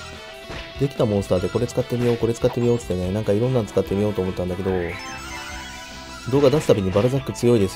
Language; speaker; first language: Japanese; native; Japanese